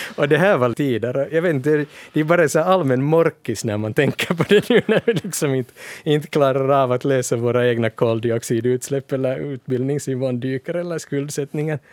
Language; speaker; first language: Swedish; native; Swedish